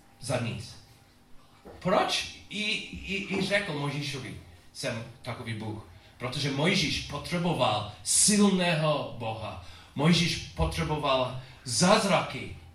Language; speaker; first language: Czech; non-native, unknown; English